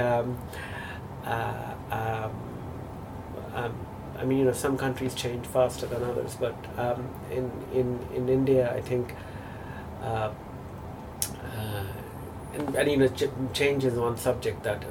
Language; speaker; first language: English; non-native, local second language; Bangla